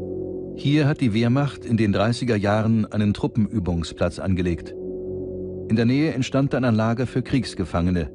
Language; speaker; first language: German; native; German